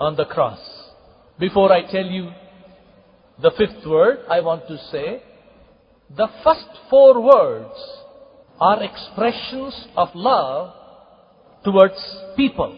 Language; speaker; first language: English; non-native, local second language; Kannada